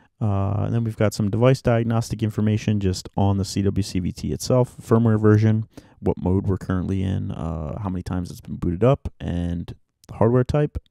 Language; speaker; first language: English; native; English